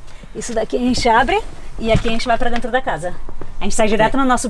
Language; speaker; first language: Portuguese; native; Portuguese